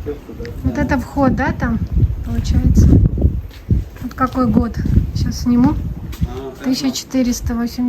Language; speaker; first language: Russian; native; Russian